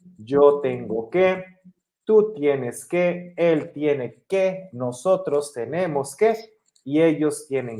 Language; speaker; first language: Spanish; non-native, fluent; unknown